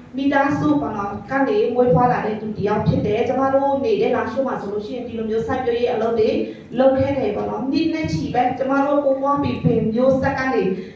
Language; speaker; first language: Burmese; non-native, local second language; Shan